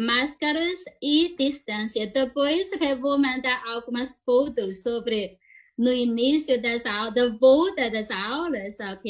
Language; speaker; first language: Portuguese; non-native, fluent; Chinese